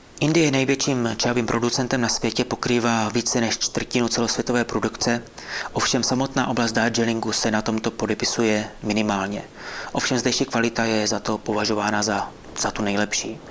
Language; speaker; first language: Czech; native; Czech